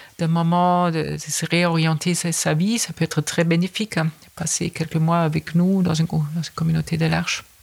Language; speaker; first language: French; non-native, fluent; German